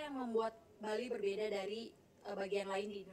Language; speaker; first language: Indonesian; native; Indonesian